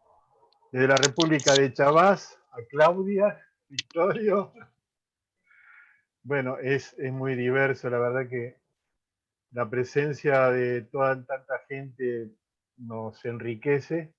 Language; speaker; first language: Spanish; native; Spanish